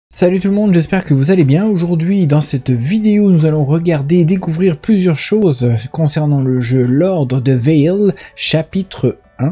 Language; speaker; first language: French; native; French